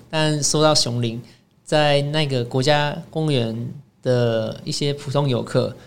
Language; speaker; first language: Chinese; native; Chinese